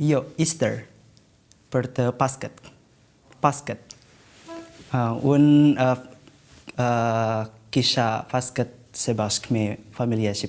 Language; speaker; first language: Albanian; non-native, learner; Indonesian